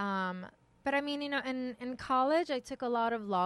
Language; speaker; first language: English; early bilingual, other home language; Persian